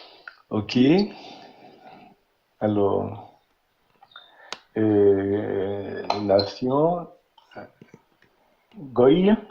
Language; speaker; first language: French; non-native, learner; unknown